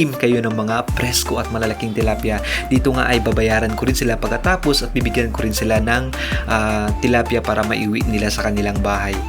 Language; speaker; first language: Filipino; non-native, local second language; Hiligaynon